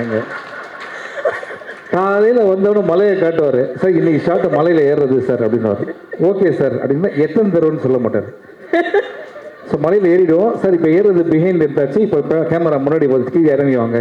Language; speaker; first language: Tamil; native; Tamil